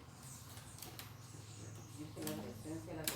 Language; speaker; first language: Spanish; native; Spanish